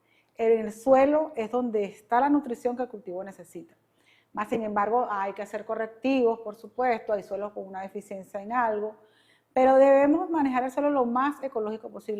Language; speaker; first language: Spanish; native; Spanish